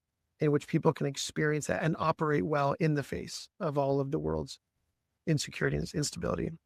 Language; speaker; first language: English; native; English